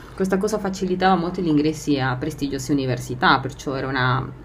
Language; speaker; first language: Italian; non-native, fluent; Spanish